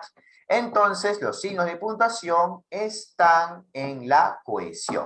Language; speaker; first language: Spanish; native; Spanish